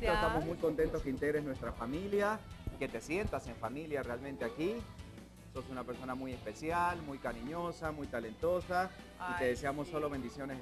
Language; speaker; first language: Spanish; native; Spanish